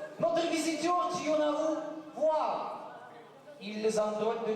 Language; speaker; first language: French; non-native, learner; Russian